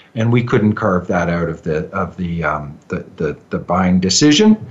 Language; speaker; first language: English; native; English